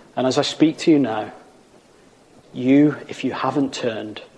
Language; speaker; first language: English; native; English